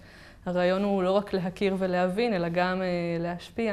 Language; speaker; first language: Hebrew; native; Hebrew